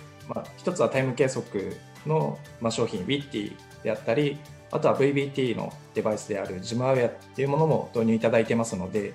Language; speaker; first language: Japanese; native; Japanese